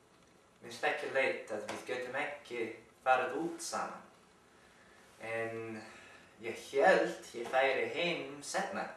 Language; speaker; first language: Icelandic; non-native, learner; English